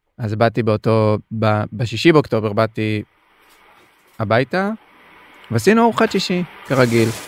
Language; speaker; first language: Hebrew; native; Hebrew